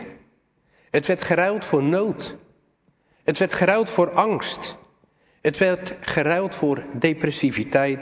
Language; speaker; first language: Dutch; native; Dutch